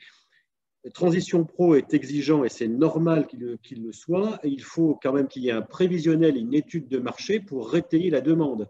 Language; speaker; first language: French; native; French